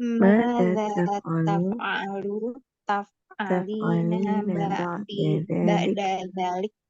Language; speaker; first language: Arabic; non-native, learner; Indonesian